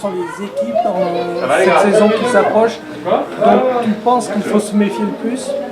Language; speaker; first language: French; native; French